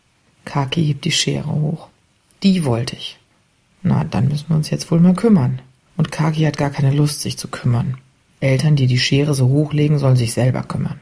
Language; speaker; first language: German; native; German